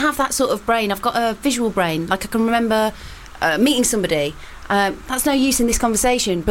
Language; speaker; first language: English; native; English